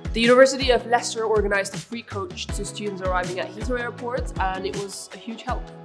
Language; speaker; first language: English; non-native, fluent; Finnish